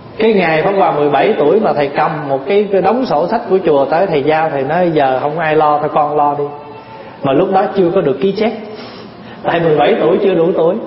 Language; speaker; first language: Vietnamese; early bilingual, heritage; Vietnamese